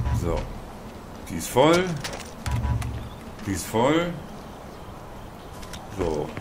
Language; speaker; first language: German; native; German